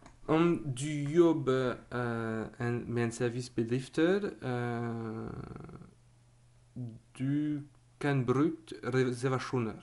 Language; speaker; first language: Norwegian; non-native, fluent; French